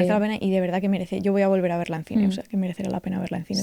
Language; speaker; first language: Spanish; native; Spanish